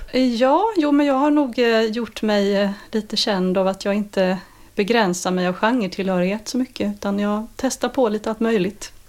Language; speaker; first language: Swedish; native; Swedish